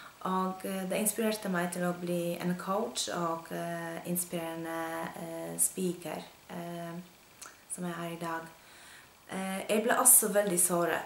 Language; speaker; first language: Norwegian; non-native, fluent; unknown